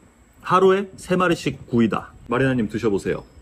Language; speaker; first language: Korean; native; Korean